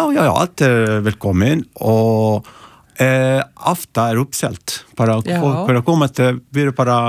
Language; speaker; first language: Icelandic; non-native, learner; Italian